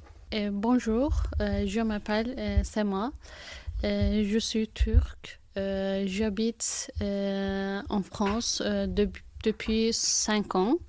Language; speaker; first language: French; non-native, learner; Turkish